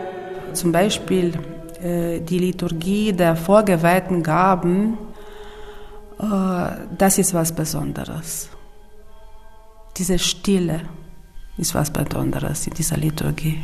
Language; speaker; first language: German; non-native, fluent; Romanian